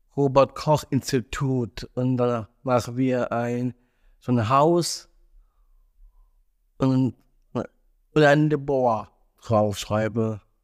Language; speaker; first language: German; non-native, learner; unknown